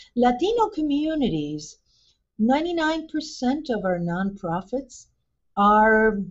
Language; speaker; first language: English; early bilingual, other home language; Spanish